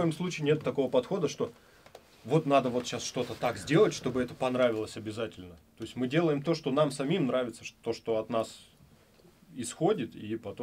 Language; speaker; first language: Russian; native; Russian